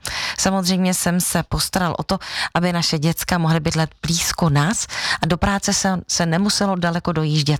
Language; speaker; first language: Czech; native; Czech